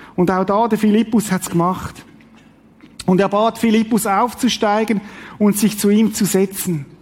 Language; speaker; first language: German; native; German